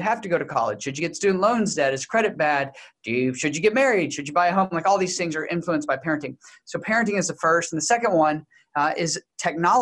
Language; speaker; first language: English; native; English